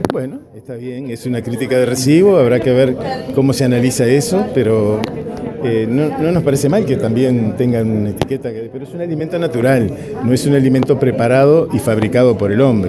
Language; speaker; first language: Spanish; native; Spanish